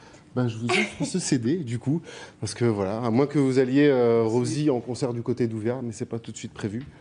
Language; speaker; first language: French; native; French